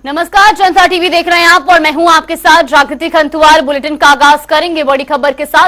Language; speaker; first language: Hindi; native; Hindi